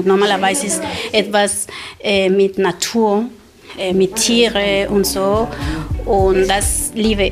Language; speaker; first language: German; non-native, learner; Spanish